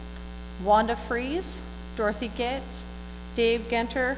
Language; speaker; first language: English; native; English